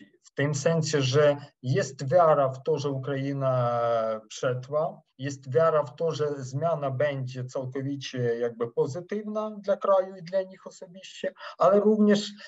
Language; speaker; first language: Polish; non-native, fluent; Ukrainian